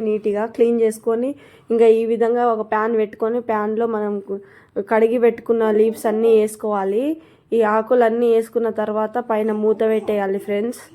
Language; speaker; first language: Telugu; non-native, local second language; Lambadi